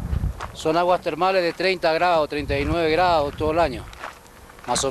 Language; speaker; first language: Portuguese; non-native, learner; Spanish